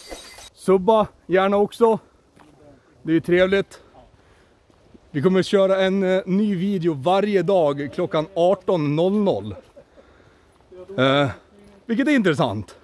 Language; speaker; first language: Swedish; native; Swedish